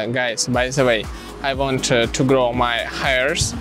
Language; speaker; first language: English; non-native, learner; Russian